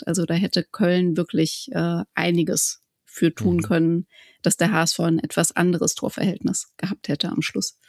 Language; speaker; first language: German; native; German